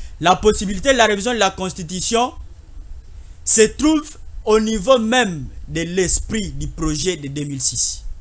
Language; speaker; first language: French; non-native, local second language; Lingala